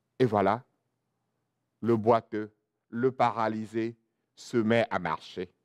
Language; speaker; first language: French; non-native, local second language; Ewe